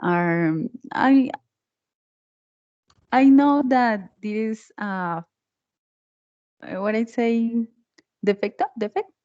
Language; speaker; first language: English; non-native, learner; Spanish